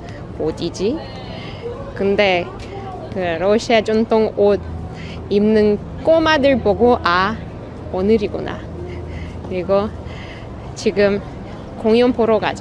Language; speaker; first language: Korean; non-native, learner; Russian